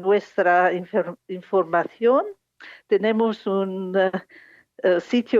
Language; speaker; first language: Spanish; non-native, fluent; English